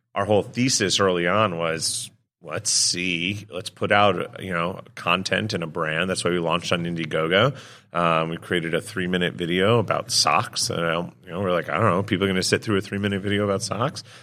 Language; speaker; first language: English; native; English